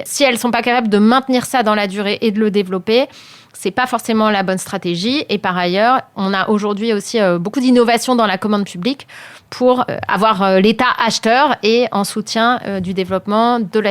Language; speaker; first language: French; native; French